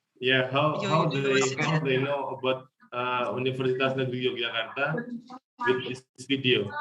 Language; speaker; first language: English; non-native, learner; Indonesian